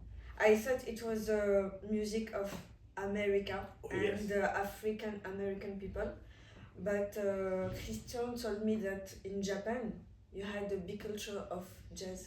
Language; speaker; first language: English; non-native, fluent; French